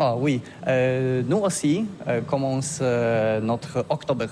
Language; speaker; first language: French; non-native, learner; Polish